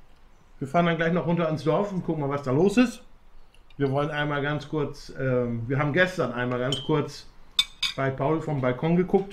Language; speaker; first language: German; native; German